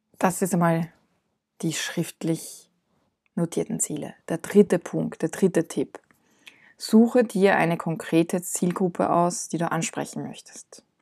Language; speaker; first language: German; non-native, fluent; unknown